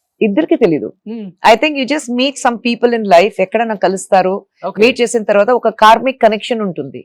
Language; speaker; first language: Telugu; non-native, fluent; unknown